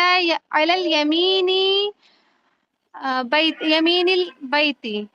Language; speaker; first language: Arabic; non-native, learner; Urdu